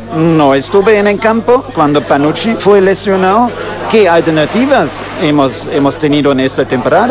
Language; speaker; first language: Spanish; non-native, fluent; German